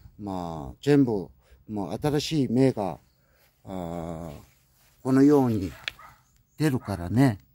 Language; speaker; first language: Japanese; non-native, learner; Korean